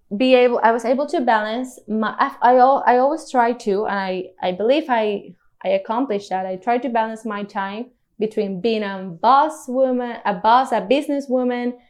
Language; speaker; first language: English; non-native, fluent; Spanish